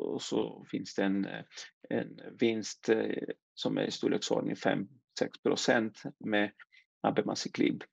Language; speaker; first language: Swedish; non-native, fluent; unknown